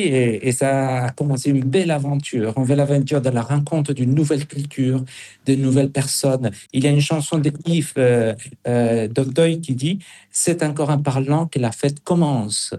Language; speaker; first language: French; non-native, fluent; Spanish